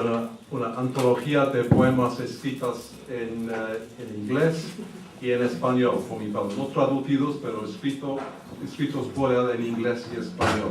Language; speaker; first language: Spanish; early bilingual, heritage; English